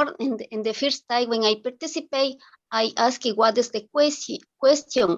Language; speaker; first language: English; non-native, learner; Spanish